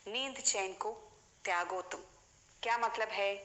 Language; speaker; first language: Hindi; non-native, local second language; Malayalam